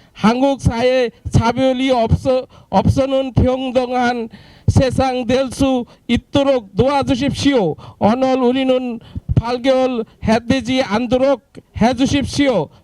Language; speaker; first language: Korean; non-native, learner; Bangla